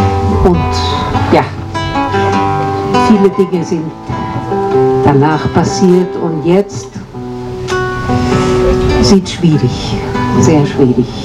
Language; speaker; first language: German; non-native, fluent; Spanish